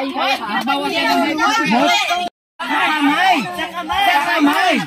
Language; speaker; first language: Filipino; non-native, local second language; Cebuano